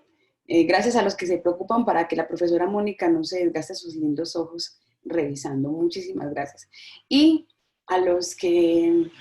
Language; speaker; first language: Spanish; native; Spanish